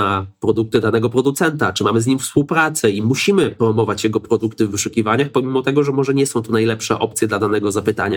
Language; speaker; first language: Polish; native; Polish